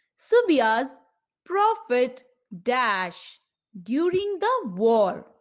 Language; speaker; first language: English; non-native, local second language; Punjabi